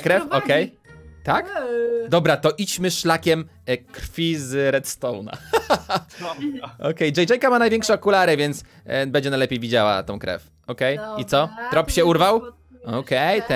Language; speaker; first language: Polish; native; Polish